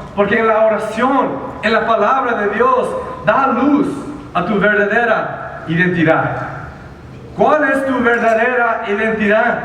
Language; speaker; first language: Spanish; early bilingual, heritage; Spanish